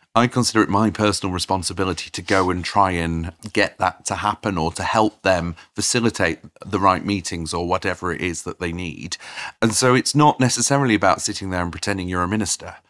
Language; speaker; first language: English; native; English